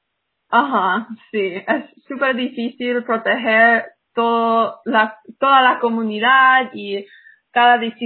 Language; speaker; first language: Spanish; non-native, fluent; English